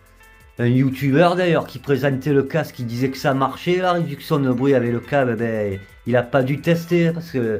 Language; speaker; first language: French; native; French